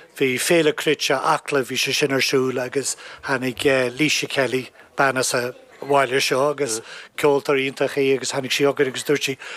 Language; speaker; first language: Irish; native; Irish